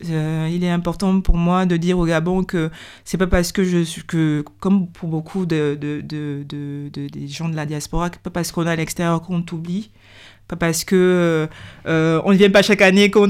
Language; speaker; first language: French; native; French